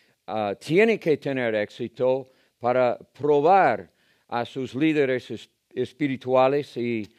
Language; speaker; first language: Spanish; non-native, fluent; English